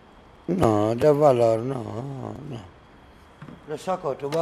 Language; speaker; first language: Spanish; non-native, learner; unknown